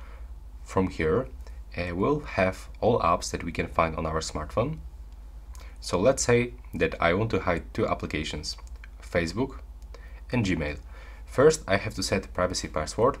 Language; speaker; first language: English; non-native, fluent; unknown